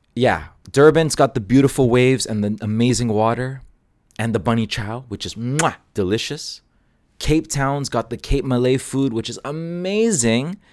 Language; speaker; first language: English; non-native, local second language; Cantonese